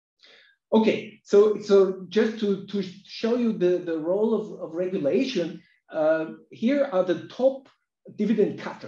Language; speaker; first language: English; non-native, fluent; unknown